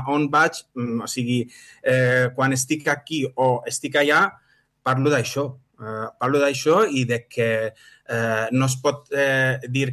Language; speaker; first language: Catalan; non-native, fluent; Arabic